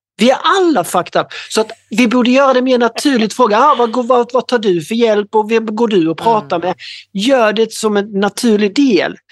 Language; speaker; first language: Swedish; native; Swedish